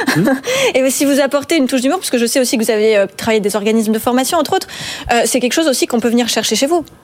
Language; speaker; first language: French; native; French